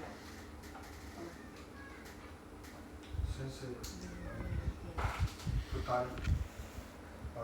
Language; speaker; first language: Japanese; non-native, learner; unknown